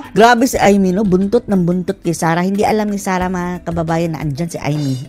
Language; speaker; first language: Filipino; native; Filipino